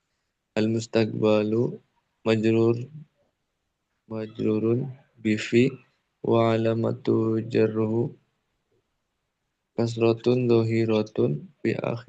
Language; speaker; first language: Arabic; non-native, learner; Indonesian